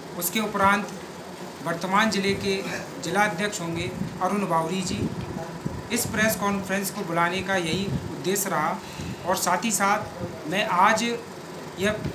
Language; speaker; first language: Hindi; native; Hindi